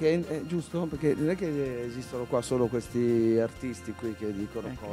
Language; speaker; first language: Italian; native; Italian